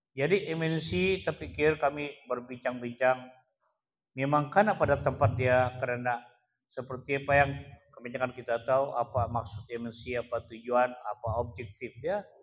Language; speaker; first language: Malay; non-native, local second language; Central Dusun